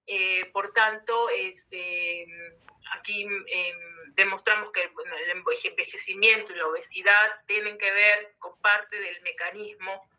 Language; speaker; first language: Spanish; native; Spanish